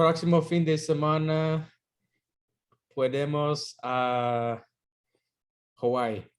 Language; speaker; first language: Spanish; non-native, learner; English